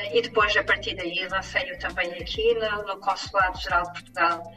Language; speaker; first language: Portuguese; native; Portuguese